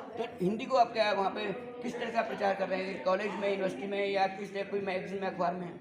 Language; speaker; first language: Hindi; native; Hindi